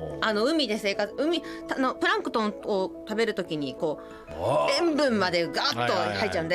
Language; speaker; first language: Japanese; native; Japanese